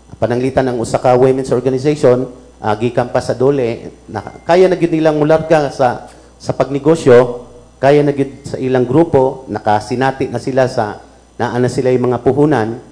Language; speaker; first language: Cebuano; native; Cebuano